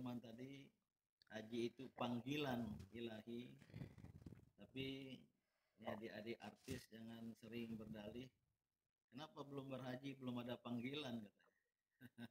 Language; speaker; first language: Indonesian; native; Indonesian